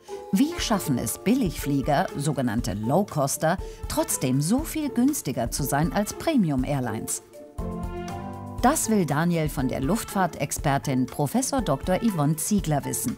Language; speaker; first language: German; native; German